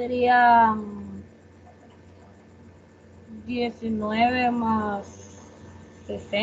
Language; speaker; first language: Spanish; native; Spanish